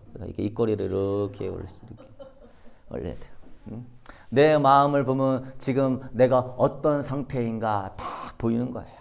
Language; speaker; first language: Korean; native; Korean